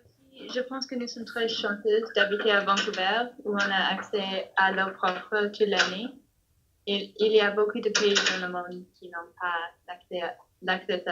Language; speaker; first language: French; non-native, learner; English